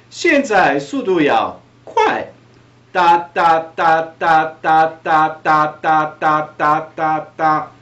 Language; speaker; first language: Chinese; non-native, fluent; Italian